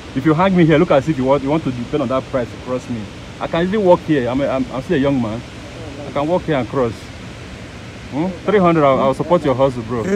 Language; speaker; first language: English; non-native, local second language; Igbo